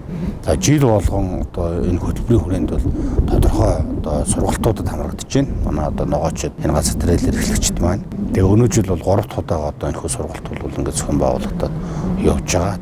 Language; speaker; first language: Mongolian; native; Mongolian